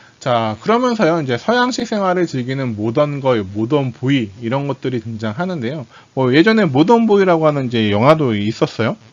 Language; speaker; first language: Korean; native; Korean